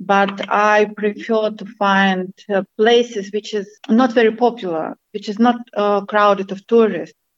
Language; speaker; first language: English; non-native, fluent; Armenian